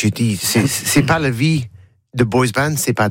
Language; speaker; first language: French; non-native, learner; English